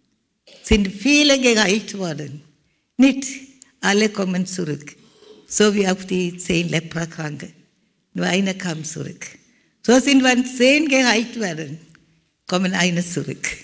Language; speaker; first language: German; non-native, learner; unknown